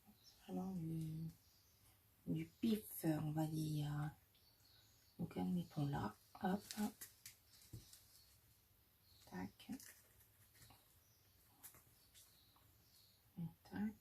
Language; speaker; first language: French; native; French